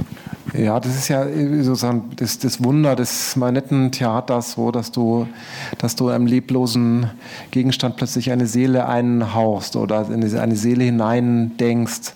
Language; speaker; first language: German; native; German